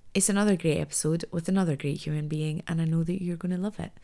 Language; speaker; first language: English; native; English